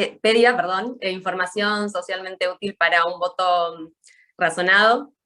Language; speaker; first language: Spanish; native; Spanish